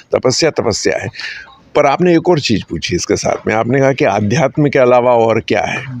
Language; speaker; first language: Hindi; native; Hindi